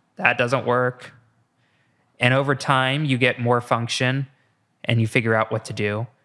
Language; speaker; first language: English; native; English